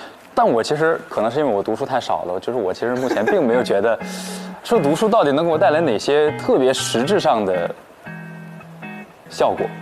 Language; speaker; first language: Chinese; native; Chinese